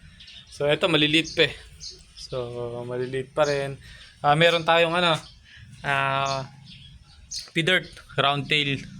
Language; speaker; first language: Filipino; non-native, local second language; Cebuano